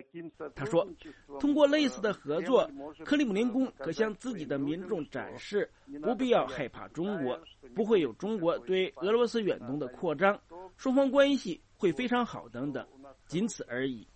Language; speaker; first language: Chinese; native; Chinese